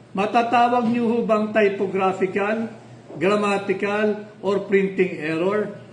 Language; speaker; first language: Filipino; native; Filipino